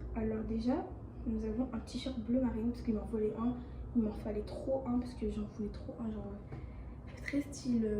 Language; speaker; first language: French; early bilingual, other home language; Bambara